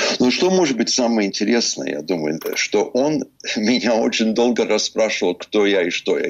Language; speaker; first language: Russian; early bilingual, heritage; English